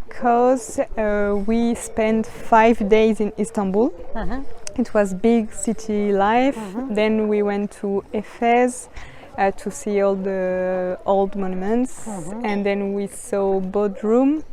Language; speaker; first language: English; non-native, fluent; French